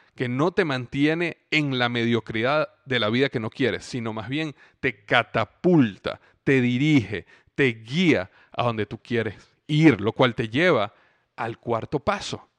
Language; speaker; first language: Spanish; native; Spanish